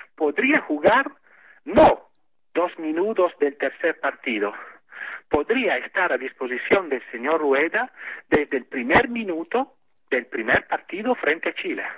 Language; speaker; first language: Spanish; non-native, fluent; Italian